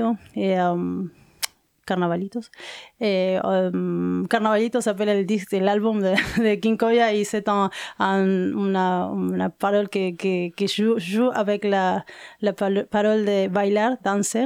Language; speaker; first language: French; non-native, learner; Spanish